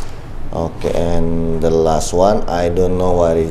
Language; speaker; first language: English; non-native, learner; Indonesian